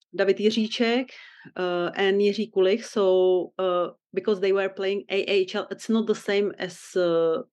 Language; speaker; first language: English; non-native, fluent; Czech